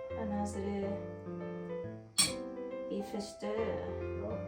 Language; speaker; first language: Swedish; non-native, learner; Thai